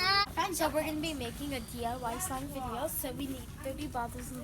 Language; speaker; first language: English; native; English